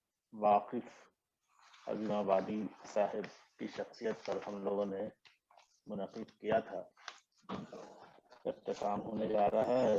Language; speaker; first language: Urdu; native; Urdu